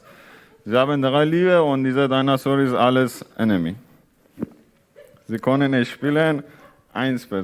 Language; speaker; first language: German; non-native, learner; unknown